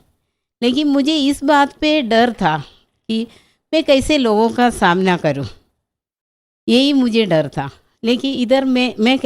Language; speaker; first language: Hindi; non-native, local second language; Malayalam